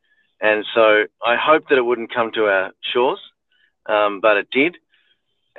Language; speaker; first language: English; native; English